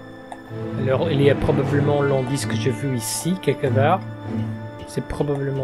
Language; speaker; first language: French; non-native, fluent; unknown